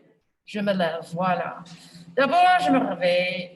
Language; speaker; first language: French; non-native, fluent; English